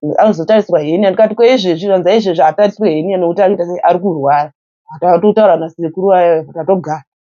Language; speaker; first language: Shona; native; Shona